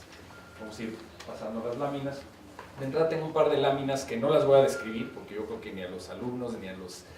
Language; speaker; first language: Spanish; native; Spanish